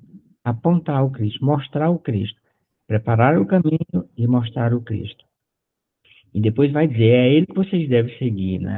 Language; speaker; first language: Portuguese; native; Portuguese